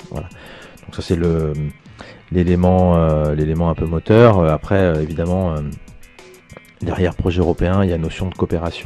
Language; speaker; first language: French; native; French